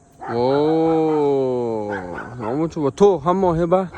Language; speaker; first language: Korean; non-native, learner; Uzbek